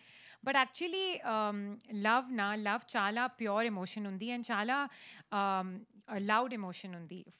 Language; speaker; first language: Telugu; non-native, learner; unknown